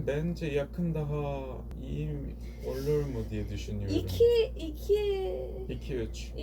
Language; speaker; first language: Turkish; non-native, learner; Korean